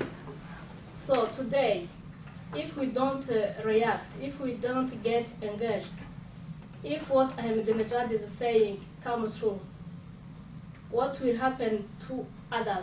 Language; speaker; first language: English; non-native, local second language; Kinyarwanda